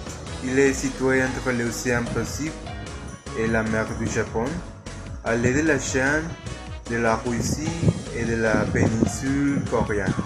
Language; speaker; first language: French; non-native, learner; Spanish